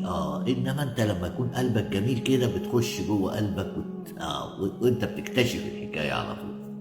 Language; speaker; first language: Arabic; native; Arabic